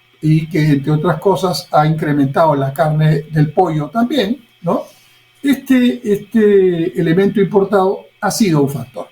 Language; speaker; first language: Spanish; native; Spanish